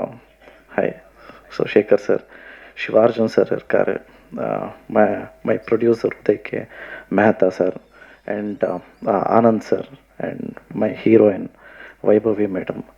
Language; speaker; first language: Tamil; non-native, local second language; Kannada